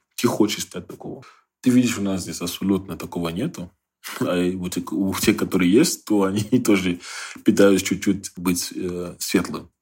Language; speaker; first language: Russian; non-native, fluent; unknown